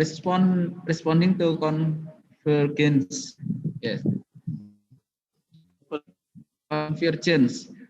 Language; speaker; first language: English; non-native, learner; Indonesian